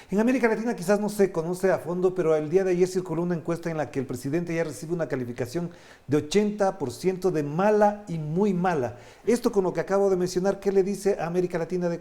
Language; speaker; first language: Spanish; native; Spanish